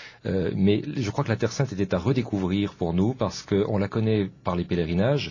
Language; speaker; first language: French; native; French